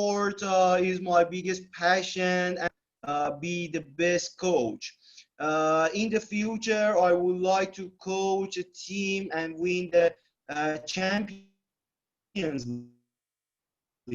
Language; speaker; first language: English; non-native, learner; Persian